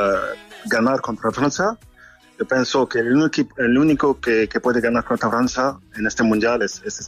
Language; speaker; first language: Spanish; non-native, fluent; French